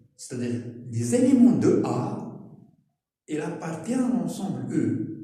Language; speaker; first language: French; non-native, local second language; Arabic